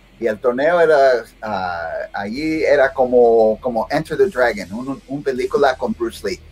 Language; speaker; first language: Spanish; early bilingual, heritage; Spanish